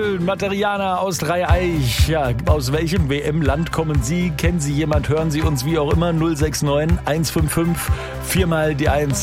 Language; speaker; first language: German; native; German